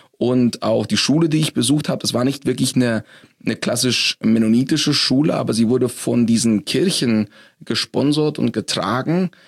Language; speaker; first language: German; early bilingual, heritage; German